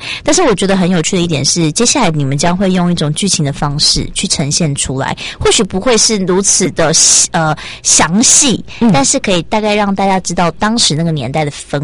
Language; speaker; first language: Chinese; native; Chinese